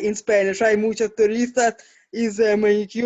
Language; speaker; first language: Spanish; non-native, learner; Russian